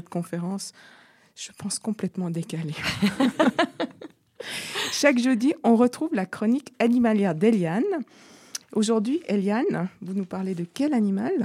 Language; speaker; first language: French; native; French